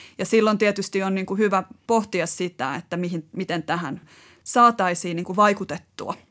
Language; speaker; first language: Finnish; native; Finnish